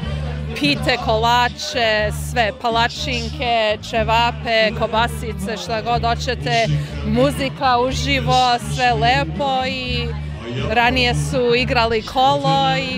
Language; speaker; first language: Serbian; early bilingual, heritage; Serbian